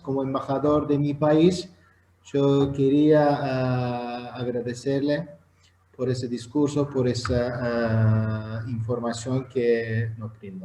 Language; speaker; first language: Spanish; non-native, fluent; Azerbaijani